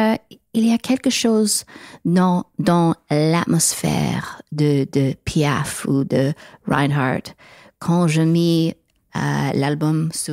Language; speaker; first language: French; non-native, learner; English